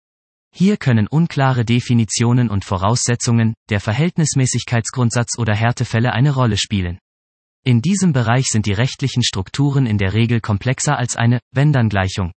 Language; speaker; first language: German; native; German